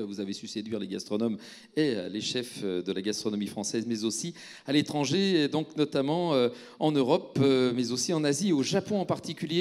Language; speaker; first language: French; native; French